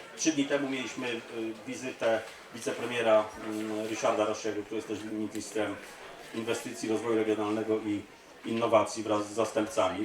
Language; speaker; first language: Polish; native; Polish